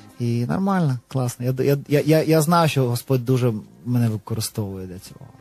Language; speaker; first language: Ukrainian; non-native, local second language; Russian